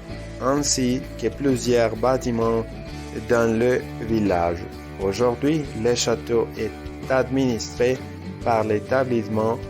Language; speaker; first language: French; non-native, learner; Spanish